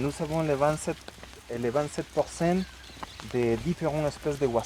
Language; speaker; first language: French; non-native, fluent; Spanish